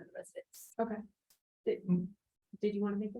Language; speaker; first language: English; native; English